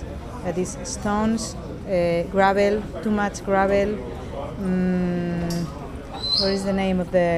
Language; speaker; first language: English; non-native, learner; Spanish